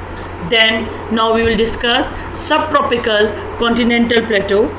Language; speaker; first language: English; non-native, local second language; Urdu